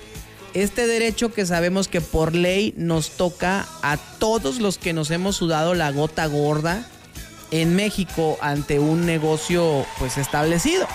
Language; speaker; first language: Spanish; native; Spanish